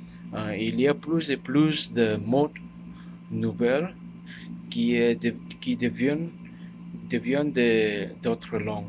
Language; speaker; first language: French; non-native, learner; Chinese